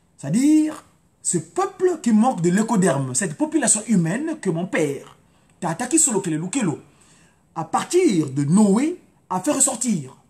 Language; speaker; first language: French; non-native, local second language; Lingala